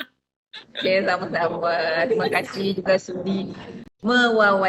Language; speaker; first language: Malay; non-native, local second language; Buginese